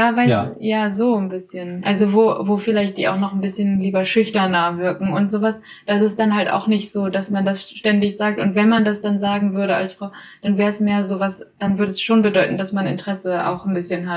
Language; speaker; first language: German; native; German